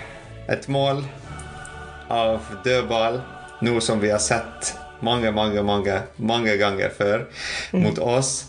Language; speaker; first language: Norwegian; non-native, fluent; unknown